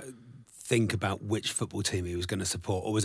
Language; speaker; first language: English; native; English